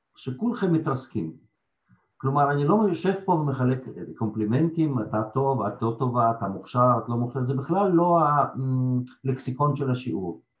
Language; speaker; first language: Hebrew; early bilingual, other home language; Russian